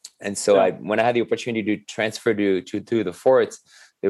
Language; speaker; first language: English; non-native, fluent; French